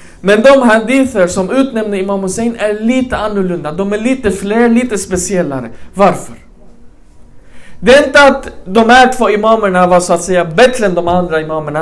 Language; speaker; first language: Swedish; early bilingual, other home language; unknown